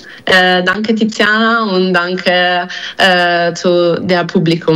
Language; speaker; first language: German; non-native, learner; Italian